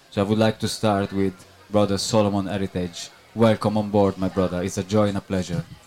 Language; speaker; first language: English; non-native, fluent; Italian